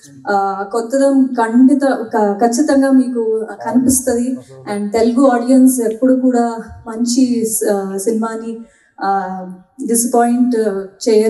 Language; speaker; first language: Telugu; non-native, local second language; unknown